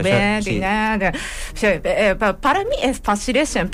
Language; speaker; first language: Catalan; non-native, learner; Japanese